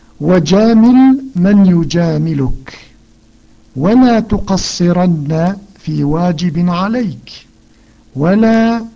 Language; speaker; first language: Arabic; non-native, fluent; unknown